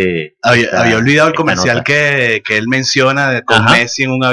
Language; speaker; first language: Spanish; native; Spanish